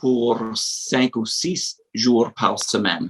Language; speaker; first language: French; non-native, learner; English